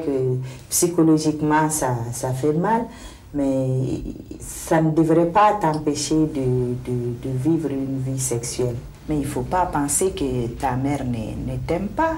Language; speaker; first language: French; non-native, local second language; Bambara